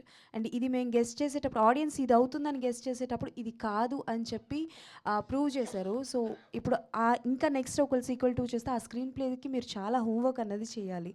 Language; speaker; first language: Telugu; native; Telugu